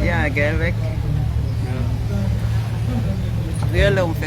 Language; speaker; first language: German; non-native, learner; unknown